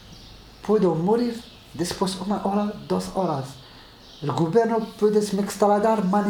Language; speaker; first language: Spanish; non-native, learner; Arabic